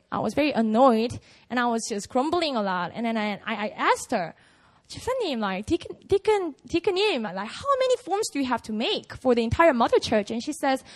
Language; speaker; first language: English; non-native, fluent; Korean